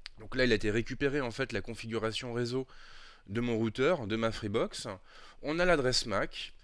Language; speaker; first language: French; native; French